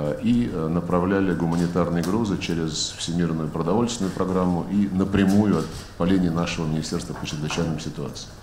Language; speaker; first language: Russian; native; Russian